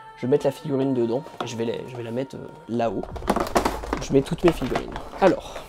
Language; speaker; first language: French; native; French